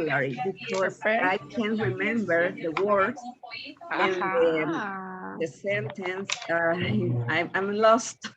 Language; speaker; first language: English; non-native, learner; Spanish